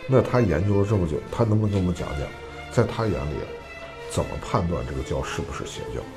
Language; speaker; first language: Chinese; native; Chinese